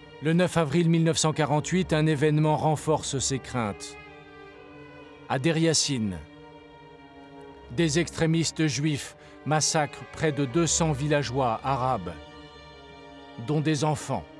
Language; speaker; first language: French; native; French